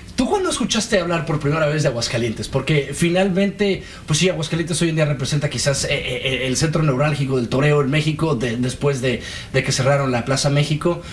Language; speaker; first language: Spanish; native; Spanish